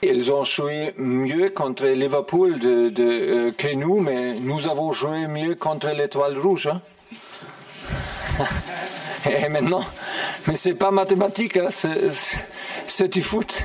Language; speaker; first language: French; non-native, fluent; German